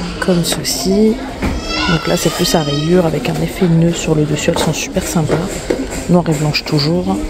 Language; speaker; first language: French; native; French